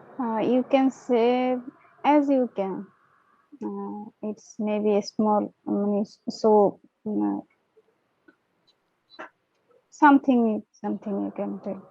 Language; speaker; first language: English; non-native, learner; Bangla